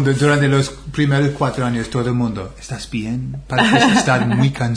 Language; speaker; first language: Spanish; non-native, fluent; English